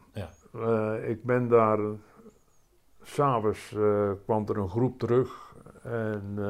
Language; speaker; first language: Dutch; native; Dutch